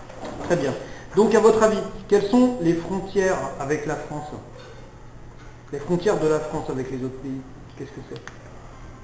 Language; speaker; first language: French; native; French